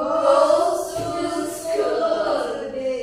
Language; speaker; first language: English; non-native, learner; Indonesian